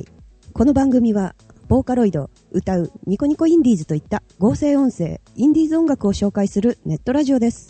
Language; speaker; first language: Japanese; native; Japanese